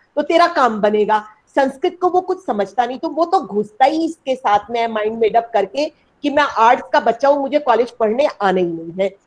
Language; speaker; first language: Hindi; native; Hindi